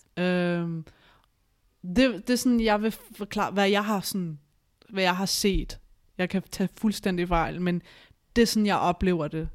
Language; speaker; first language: Danish; early bilingual, other home language; Spanish